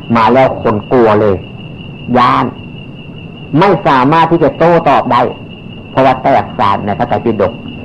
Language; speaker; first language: Thai; native; Thai